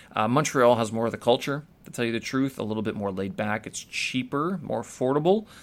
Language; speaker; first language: English; native; English